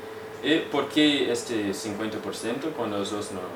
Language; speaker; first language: Portuguese; non-native, fluent; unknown